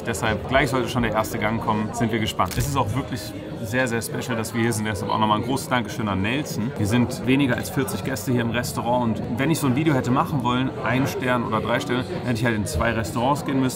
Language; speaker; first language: German; native; German